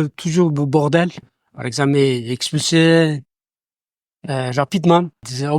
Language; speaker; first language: French; non-native, learner; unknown